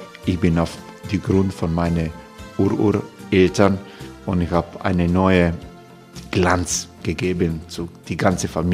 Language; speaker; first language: German; non-native, fluent; Croatian